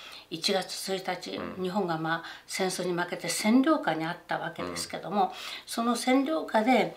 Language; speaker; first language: Japanese; native; Japanese